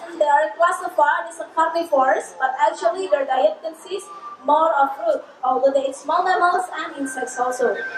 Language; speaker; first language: English; non-native, fluent; Indonesian